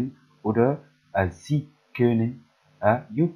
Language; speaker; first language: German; non-native, learner; English